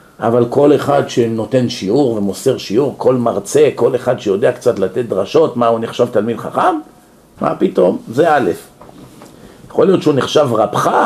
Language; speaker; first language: Hebrew; native; Hebrew